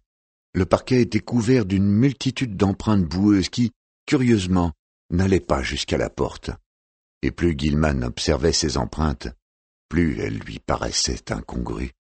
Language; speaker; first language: French; native; French